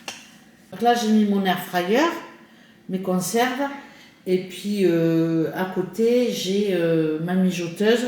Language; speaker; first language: French; native; French